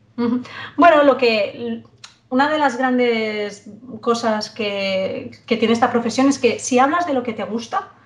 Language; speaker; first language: Spanish; native; Spanish